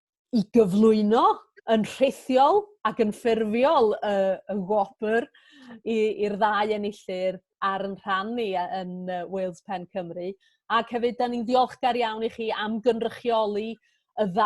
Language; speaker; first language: Welsh; native; Welsh